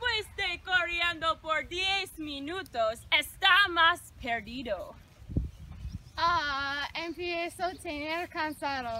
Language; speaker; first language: Spanish; non-native, learner; English